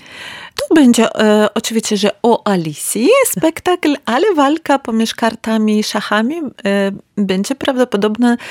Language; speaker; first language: Polish; non-native, learner; Ukrainian